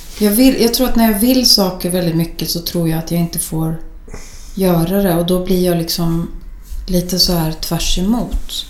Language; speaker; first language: Swedish; native; Swedish